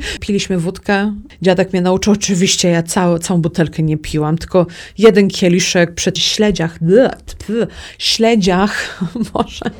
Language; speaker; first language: Polish; early bilingual, heritage; Polish